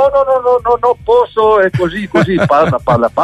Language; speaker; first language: Italian; non-native, learner; Dutch